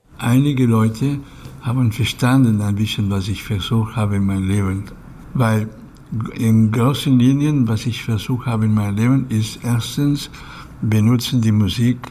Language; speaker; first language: German; non-native, learner; Catalan